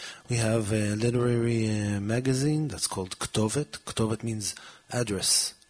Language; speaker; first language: English; early bilingual, other home language; Hebrew